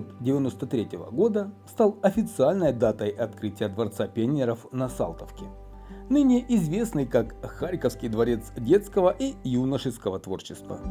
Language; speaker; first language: Russian; native; Russian